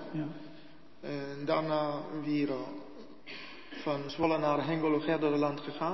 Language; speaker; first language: Dutch; non-native, learner; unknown